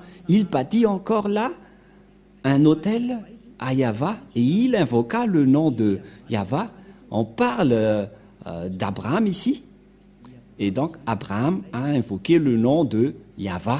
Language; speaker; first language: French; non-native, local second language; Malagasy